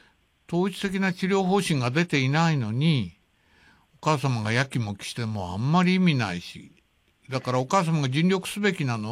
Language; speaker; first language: Japanese; native; Japanese